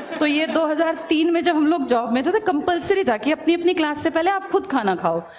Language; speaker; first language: Hindi; native; Hindi